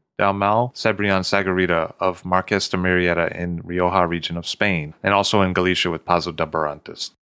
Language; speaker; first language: English; native; English